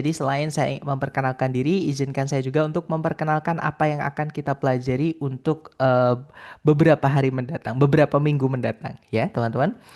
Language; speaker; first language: Indonesian; non-native, local second language; Javanese